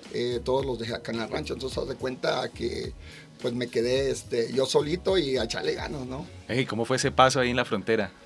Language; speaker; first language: Spanish; native; Spanish